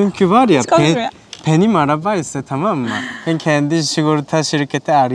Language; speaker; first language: Turkish; non-native, learner; Korean